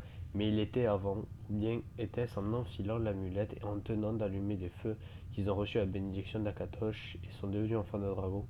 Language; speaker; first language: French; native; French